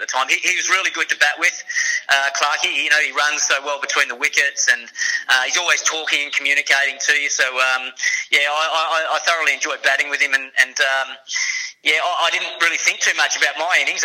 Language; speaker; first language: English; native; English